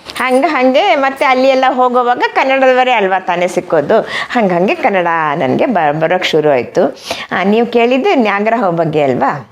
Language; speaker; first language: Kannada; non-native, fluent; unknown